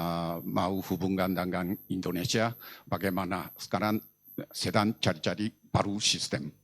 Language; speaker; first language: Indonesian; non-native, learner; Japanese